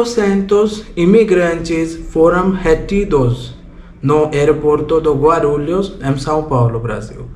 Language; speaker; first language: Portuguese; non-native, learner; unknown